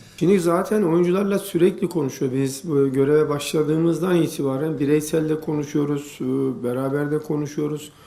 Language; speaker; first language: Turkish; native; Turkish